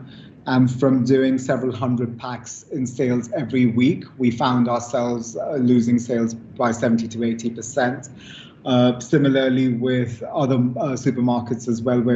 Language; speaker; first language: English; non-native, local second language; Hindi